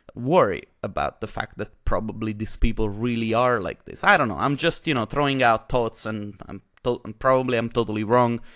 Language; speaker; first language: English; non-native, fluent; Italian